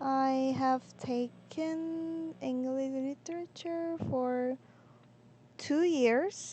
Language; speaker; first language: English; non-native, learner; Korean